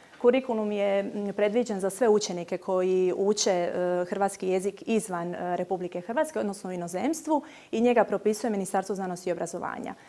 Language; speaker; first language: Croatian; native; Croatian